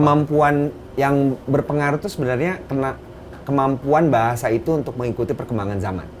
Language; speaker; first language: Indonesian; native; Indonesian